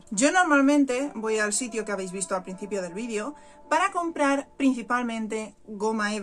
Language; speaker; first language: Spanish; native; Spanish